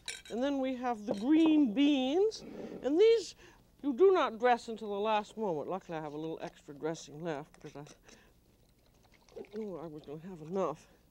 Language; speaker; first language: English; native; English